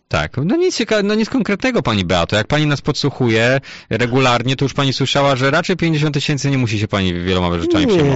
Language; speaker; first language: Polish; native; Polish